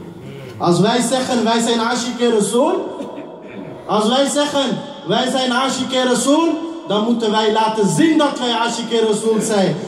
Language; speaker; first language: Dutch; early bilingual, heritage; Urdu